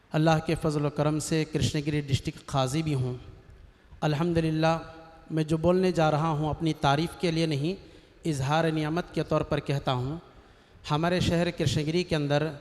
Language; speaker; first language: Urdu; native; Urdu